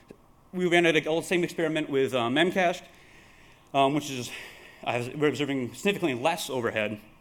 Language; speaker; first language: English; native; English